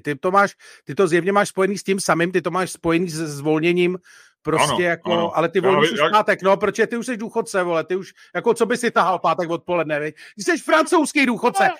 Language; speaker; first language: Czech; native; Czech